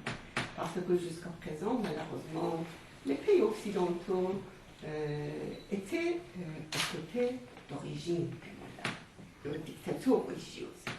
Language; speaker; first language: French; non-native, fluent; Persian